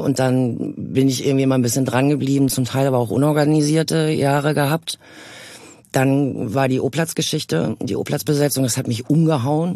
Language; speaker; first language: German; native; German